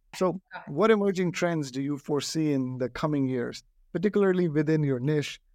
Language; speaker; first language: English; non-native, local second language; Hindi